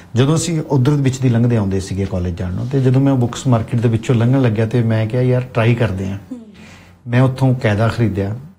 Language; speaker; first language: Punjabi; non-native, local second language; Hindi